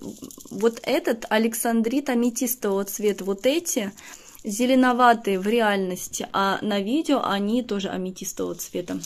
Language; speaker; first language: Russian; native; Russian